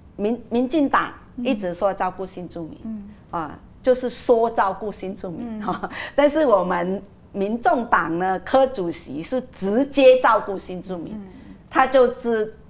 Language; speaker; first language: Chinese; non-native, fluent; Vietnamese